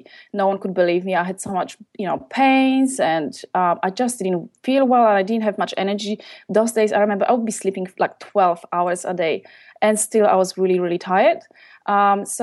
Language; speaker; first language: English; non-native, fluent; Polish